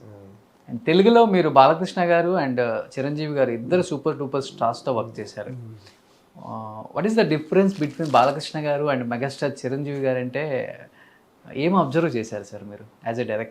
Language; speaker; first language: Telugu; native; Telugu